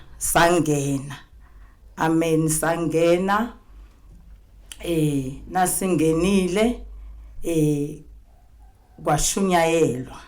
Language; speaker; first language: Zulu; non-native, local second language; Swati